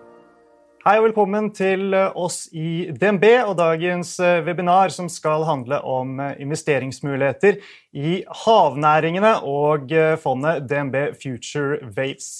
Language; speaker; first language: Norwegian; native; Norwegian